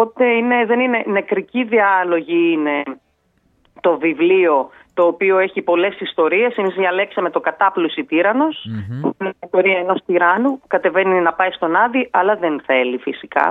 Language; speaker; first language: Greek; native; Greek